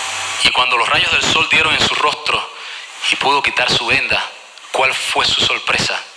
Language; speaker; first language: Spanish; native; Spanish